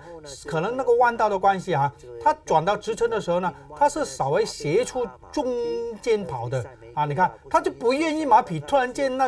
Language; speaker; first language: Chinese; native; Chinese